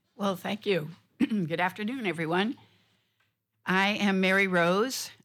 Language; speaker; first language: English; native; English